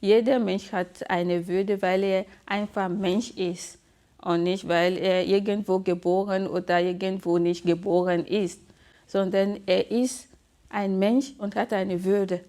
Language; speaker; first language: German; non-native, fluent; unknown